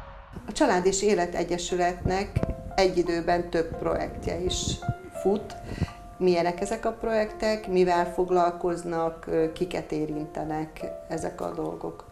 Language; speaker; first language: Hungarian; native; Hungarian